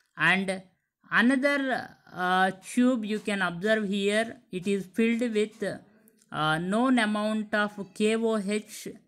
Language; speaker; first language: English; non-native, local second language; Telugu